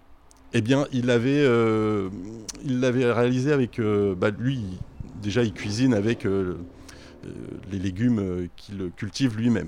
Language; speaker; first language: French; native; French